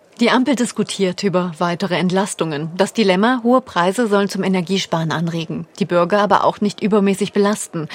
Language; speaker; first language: German; native; German